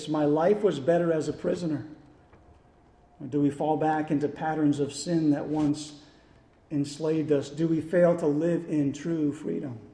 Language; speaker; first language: English; native; English